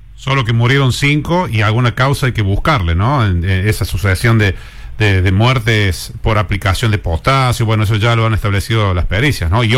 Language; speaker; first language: Spanish; native; Spanish